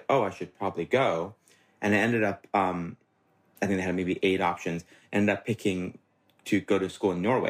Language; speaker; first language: English; non-native, local second language; Cantonese